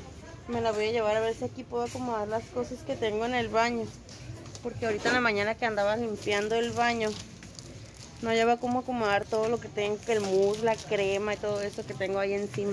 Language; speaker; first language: Spanish; native; Spanish